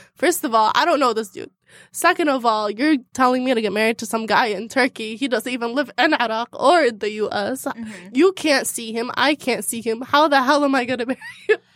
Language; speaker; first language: English; early bilingual, heritage; Arabic